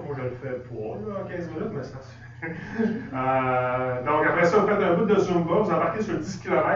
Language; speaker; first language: French; native; French